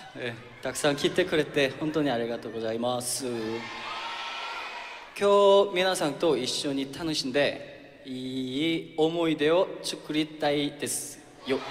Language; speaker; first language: Japanese; non-native, fluent; Korean